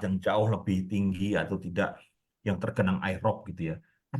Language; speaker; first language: Indonesian; native; Indonesian